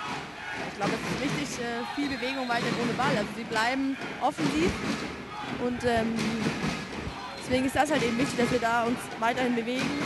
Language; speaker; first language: German; native; German